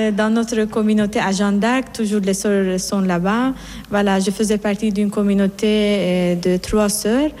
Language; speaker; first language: French; non-native, fluent; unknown